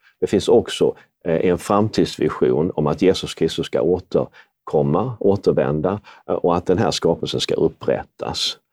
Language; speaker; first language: Swedish; native; Swedish